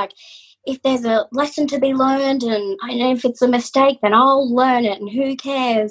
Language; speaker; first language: English; native; English